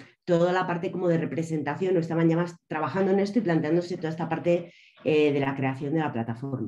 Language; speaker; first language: Spanish; native; Spanish